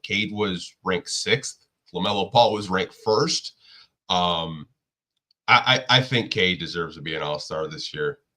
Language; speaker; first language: English; native; English